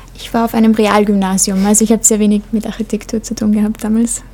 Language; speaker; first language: German; native; German